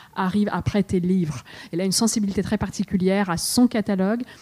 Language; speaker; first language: French; non-native, fluent; Russian